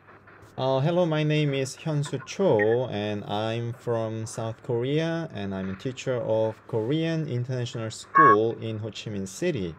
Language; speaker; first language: English; non-native, fluent; Korean